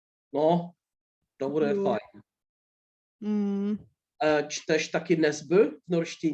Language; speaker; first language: Czech; non-native, fluent; Polish